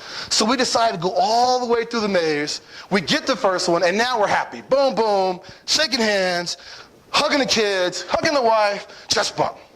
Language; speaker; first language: English; native; English